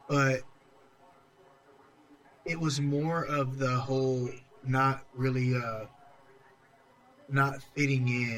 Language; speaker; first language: English; native; English